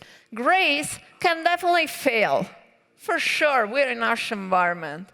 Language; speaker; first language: English; non-native, fluent; Italian